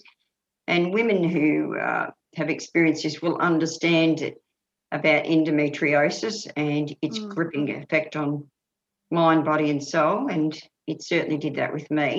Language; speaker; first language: English; native; English